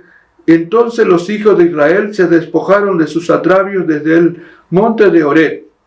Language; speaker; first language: Spanish; native; Spanish